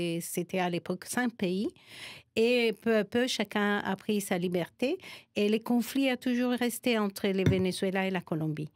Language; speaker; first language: French; non-native, fluent; Spanish